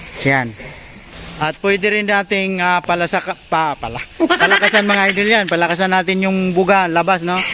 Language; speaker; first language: Filipino; non-native, local second language; Cebuano